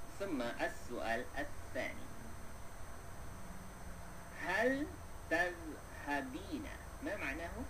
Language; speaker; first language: Arabic; non-native, fluent; Malay